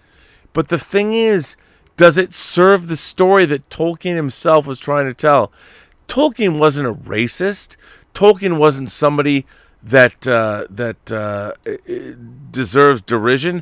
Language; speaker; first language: English; native; English